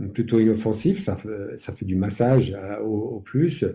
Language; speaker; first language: French; non-native, fluent; English